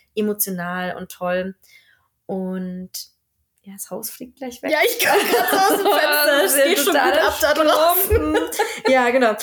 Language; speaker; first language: German; native; German